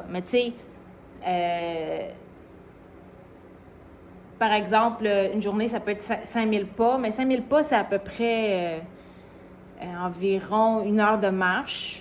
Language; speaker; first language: French; native; French